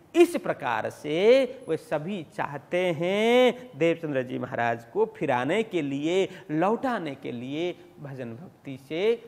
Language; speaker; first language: Hindi; native; Hindi